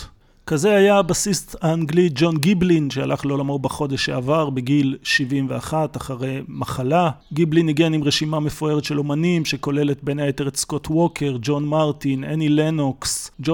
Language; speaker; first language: Hebrew; native; Hebrew